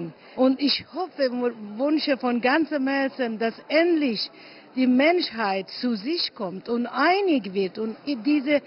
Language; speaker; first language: German; non-native, fluent; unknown